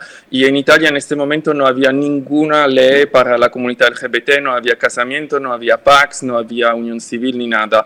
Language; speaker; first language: Spanish; non-native, fluent; French